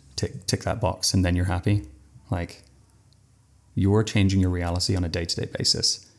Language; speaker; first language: English; native; English